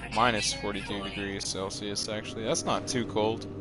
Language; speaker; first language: English; native; English